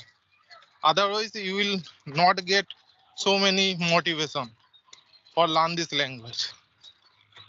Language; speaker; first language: English; non-native, local second language; Santali